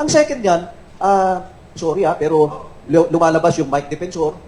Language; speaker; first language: Filipino; native; Filipino